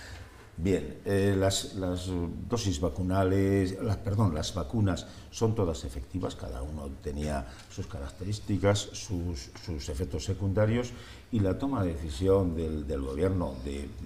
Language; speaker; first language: Spanish; native; Spanish